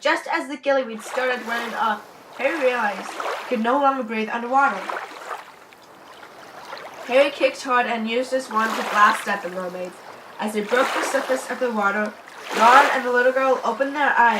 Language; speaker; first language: English; native; English